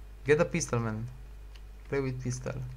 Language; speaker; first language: English; non-native, learner; Romanian